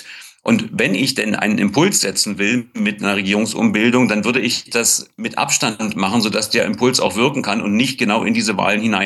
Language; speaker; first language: German; native; German